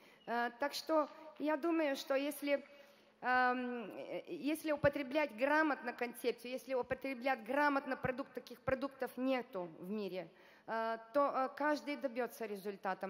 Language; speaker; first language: Russian; non-native, fluent; Italian